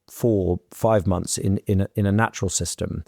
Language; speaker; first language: English; native; English